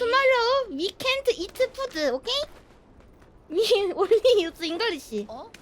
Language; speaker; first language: English; non-native, learner; Korean